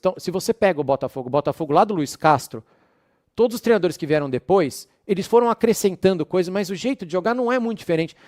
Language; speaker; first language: Portuguese; native; Portuguese